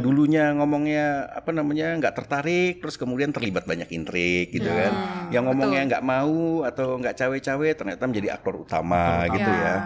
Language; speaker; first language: Indonesian; native; Indonesian